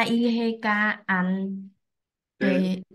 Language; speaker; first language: Korean; non-native, learner; Vietnamese